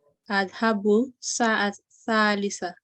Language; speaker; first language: Arabic; non-native, learner; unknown